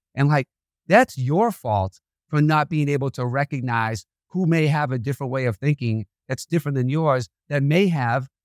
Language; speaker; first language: English; native; English